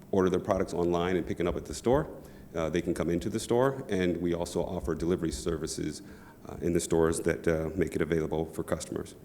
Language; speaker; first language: English; native; English